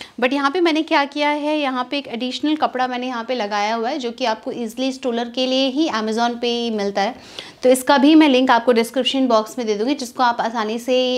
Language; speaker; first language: Hindi; native; Hindi